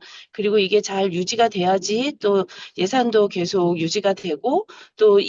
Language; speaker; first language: Korean; native; Korean